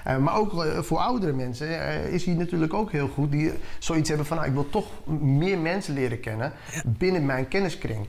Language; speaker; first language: Dutch; early bilingual, other home language; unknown